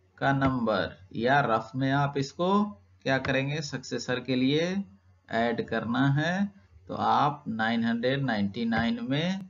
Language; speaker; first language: Hindi; native; Hindi